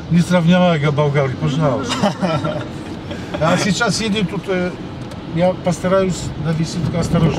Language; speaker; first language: Russian; non-native, learner; Polish